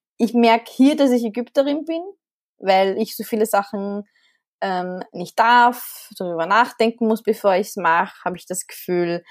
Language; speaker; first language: German; early bilingual, other home language; Arabic